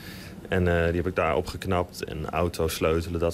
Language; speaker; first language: Dutch; native; Dutch